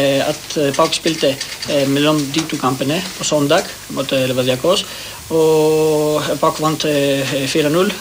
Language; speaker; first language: Norwegian; non-native, fluent; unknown